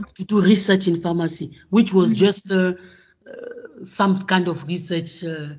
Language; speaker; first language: English; non-native, fluent; French